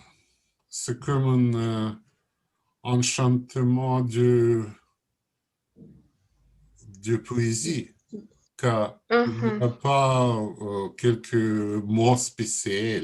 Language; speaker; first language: French; non-native, learner; Russian